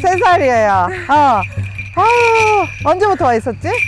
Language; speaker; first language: Korean; native; Korean